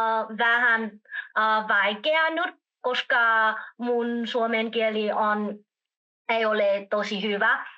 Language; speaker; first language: Finnish; non-native, learner; Vietnamese